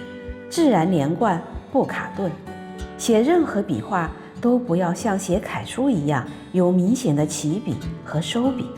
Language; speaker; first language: Chinese; native; Chinese